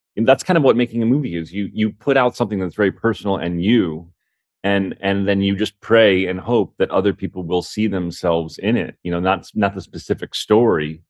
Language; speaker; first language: English; native; English